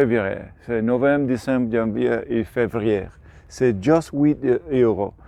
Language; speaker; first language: French; non-native, learner; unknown